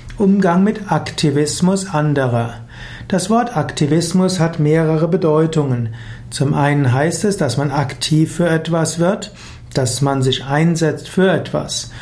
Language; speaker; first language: German; native; German